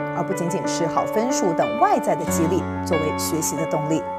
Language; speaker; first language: Chinese; native; Chinese